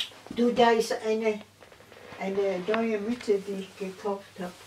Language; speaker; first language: German; native; German